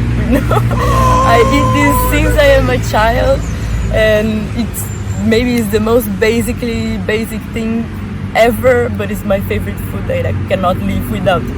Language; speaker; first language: English; non-native, fluent; Portuguese